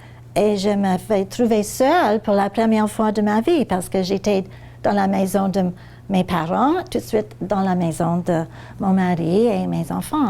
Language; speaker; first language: French; non-native, fluent; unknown